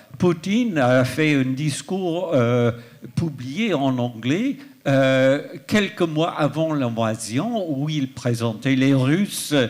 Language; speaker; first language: French; non-native, fluent; English